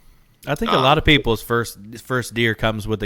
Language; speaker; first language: English; native; English